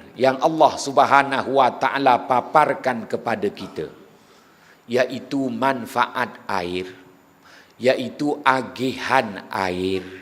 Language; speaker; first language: Malay; native; Malay